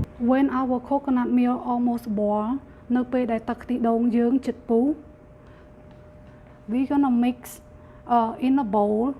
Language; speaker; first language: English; non-native, fluent; Khmer